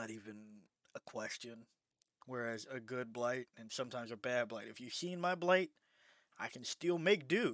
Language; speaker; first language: English; native; English